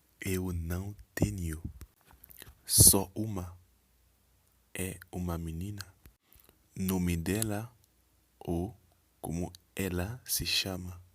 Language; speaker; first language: Portuguese; non-native, learner; Haitian Creole